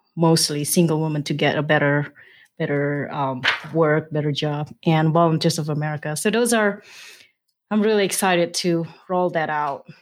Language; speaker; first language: English; non-native, fluent; Indonesian